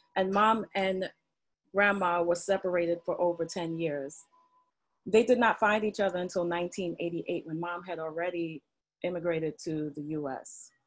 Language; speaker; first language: English; native; English